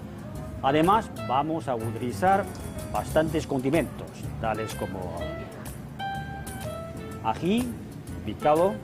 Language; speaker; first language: Spanish; non-native, fluent; Chinese